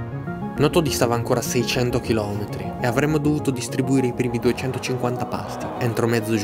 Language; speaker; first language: Italian; native; Italian